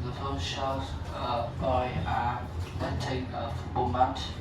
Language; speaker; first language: English; non-native, learner; Vietnamese